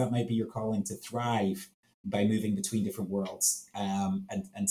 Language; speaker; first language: English; native; English